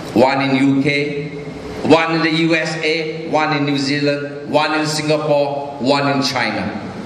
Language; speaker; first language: English; non-native, local second language; Chinese